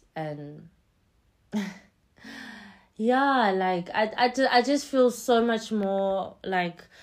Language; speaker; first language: English; non-native, local second language; Xhosa